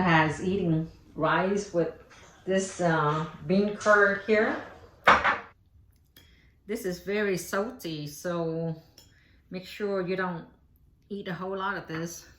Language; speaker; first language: English; early bilingual, other home language; Vietnamese